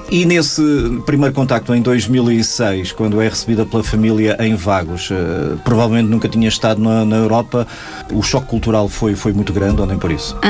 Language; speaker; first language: Portuguese; native; Portuguese